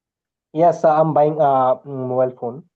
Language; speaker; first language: English; non-native, learner; Bangla